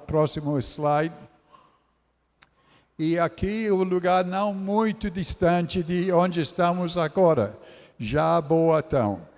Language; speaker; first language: Portuguese; non-native, fluent; English